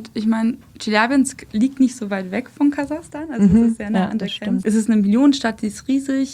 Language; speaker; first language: German; early bilingual, other home language; Russian